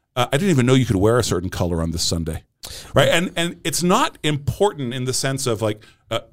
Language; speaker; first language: English; early bilingual, other home language; Portuguese